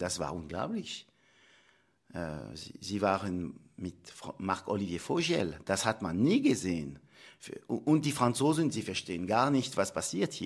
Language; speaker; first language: German; non-native, local second language; French